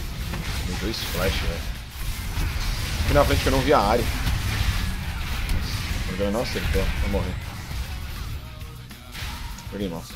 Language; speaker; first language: Portuguese; native; Portuguese